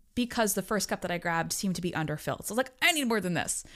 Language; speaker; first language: English; native; English